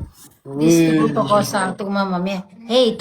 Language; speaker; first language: Italian; non-native, learner; Thai